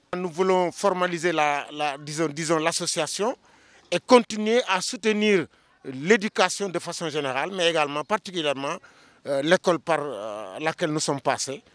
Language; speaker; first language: French; non-native, local second language; Wolof